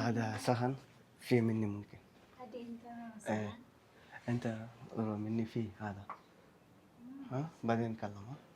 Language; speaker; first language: Arabic; non-native, learner; Telugu